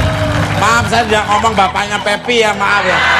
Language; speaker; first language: Indonesian; native; Indonesian